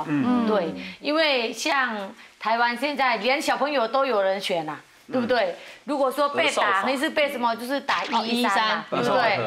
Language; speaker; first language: Chinese; non-native, fluent; Thai